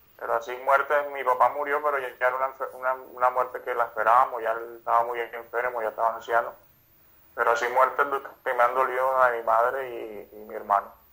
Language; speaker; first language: Spanish; native; Spanish